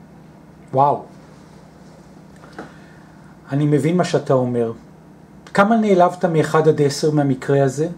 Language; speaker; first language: Hebrew; native; Hebrew